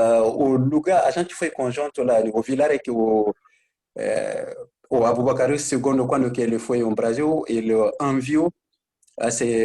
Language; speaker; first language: Portuguese; non-native, learner; Bambara